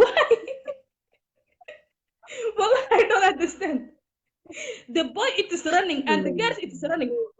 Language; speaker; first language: English; non-native, learner; Somali